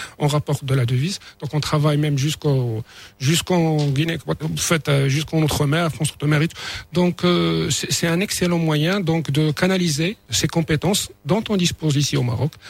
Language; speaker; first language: French; non-native, local second language; Arabic